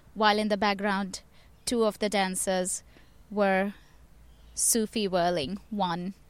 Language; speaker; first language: English; non-native, local second language; Tamil